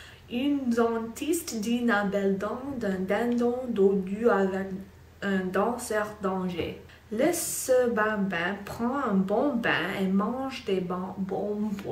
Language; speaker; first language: French; non-native, learner; English